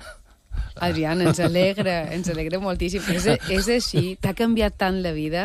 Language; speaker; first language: Catalan; native; Catalan